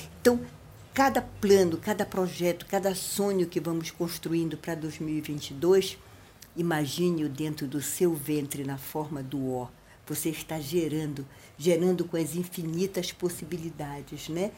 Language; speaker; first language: Portuguese; native; Portuguese